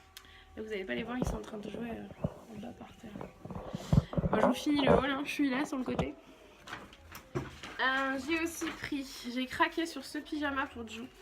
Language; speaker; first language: French; native; French